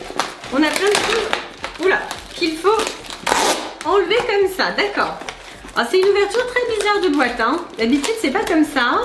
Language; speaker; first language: French; native; French